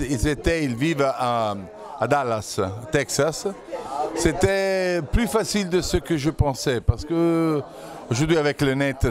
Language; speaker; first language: French; non-native, fluent; Italian